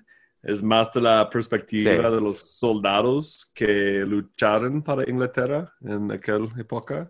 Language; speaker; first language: Spanish; non-native, fluent; English